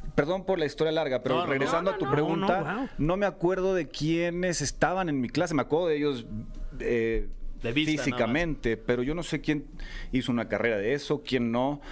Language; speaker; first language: Spanish; native; Spanish